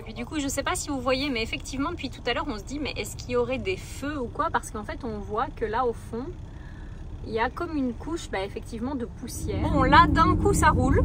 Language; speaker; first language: French; native; French